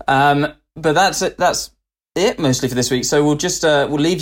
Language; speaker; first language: English; native; English